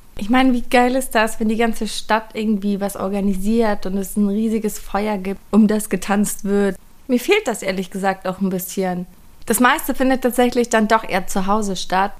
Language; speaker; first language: German; early bilingual, other home language; Persian